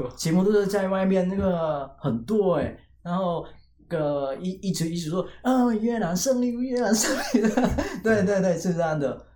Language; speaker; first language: Chinese; non-native, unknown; Vietnamese